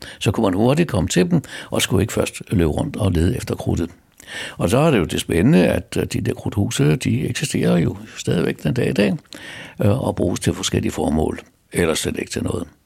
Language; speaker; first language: Danish; native; Danish